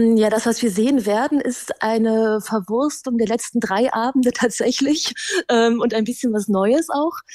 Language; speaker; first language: German; native; German